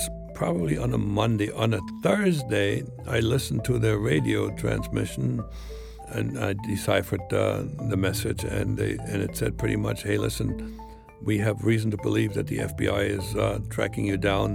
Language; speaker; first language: English; non-native, fluent; German